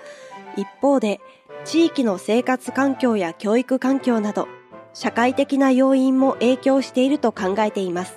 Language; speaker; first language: Japanese; native; Japanese